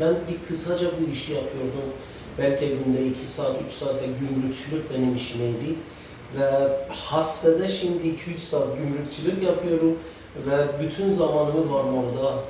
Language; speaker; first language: Turkish; non-native, fluent; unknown